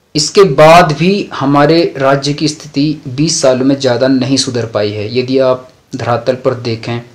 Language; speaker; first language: Hindi; native; Hindi